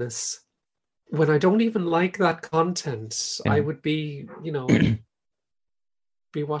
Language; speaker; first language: English; native; English